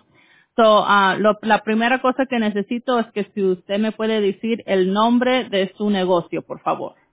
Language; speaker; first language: Spanish; early bilingual, heritage; Spanish